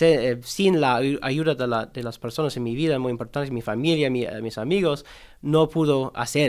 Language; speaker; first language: Spanish; non-native, learner; English